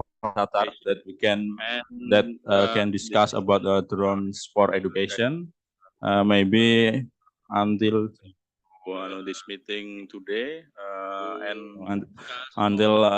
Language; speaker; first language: English; non-native, learner; Indonesian